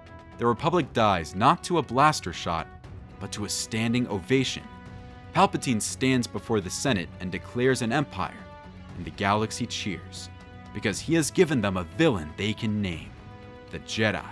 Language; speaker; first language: English; native; English